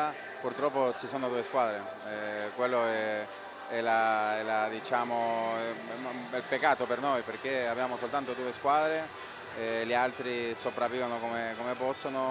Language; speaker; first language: Italian; non-native, fluent; Spanish